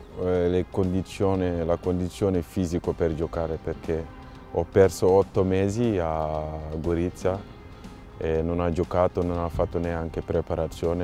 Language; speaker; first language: Italian; non-native, fluent; French